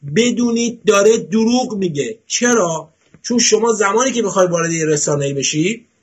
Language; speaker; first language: Persian; native; Persian